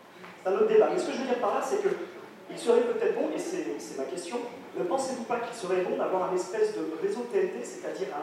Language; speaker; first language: French; native; French